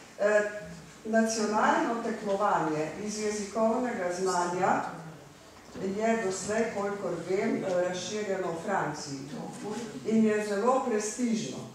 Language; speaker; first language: Slovenian; native; Slovenian